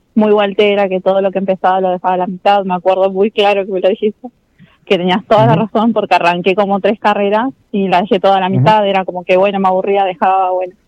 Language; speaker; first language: Spanish; native; Spanish